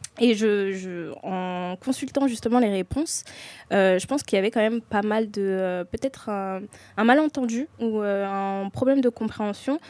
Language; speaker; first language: French; native; French